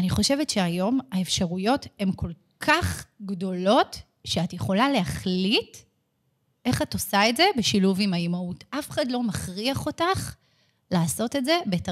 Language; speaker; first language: Hebrew; native; Hebrew